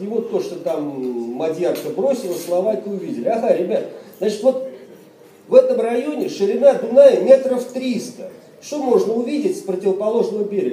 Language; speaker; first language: Russian; native; Russian